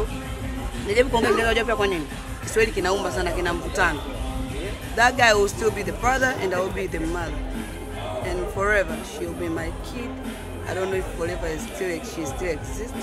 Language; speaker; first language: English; non-native, learner; Swahili